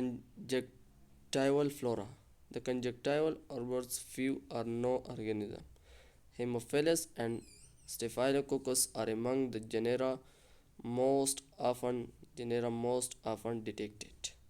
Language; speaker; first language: English; non-native, local second language; Urdu